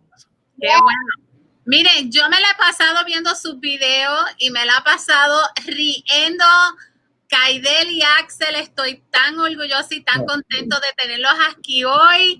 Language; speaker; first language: Spanish; early bilingual, heritage; Spanish